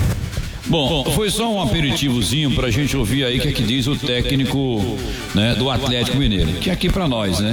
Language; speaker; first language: Portuguese; native; Portuguese